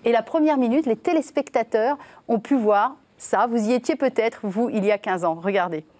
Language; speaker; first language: French; native; French